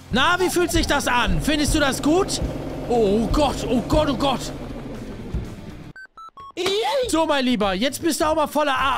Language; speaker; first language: German; native; German